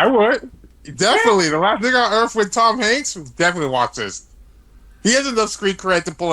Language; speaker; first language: English; native; English